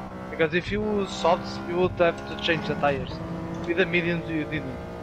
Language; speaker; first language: English; non-native, fluent; Portuguese